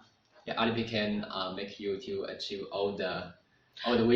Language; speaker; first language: English; non-native, learner; Chinese